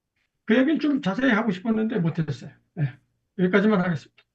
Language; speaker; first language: Korean; native; Korean